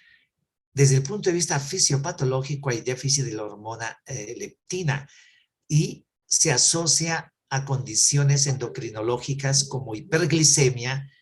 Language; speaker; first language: Spanish; native; Spanish